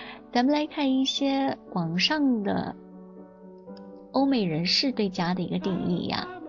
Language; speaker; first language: Chinese; native; Chinese